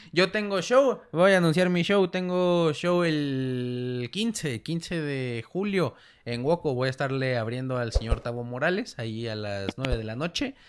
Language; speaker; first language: Spanish; native; Spanish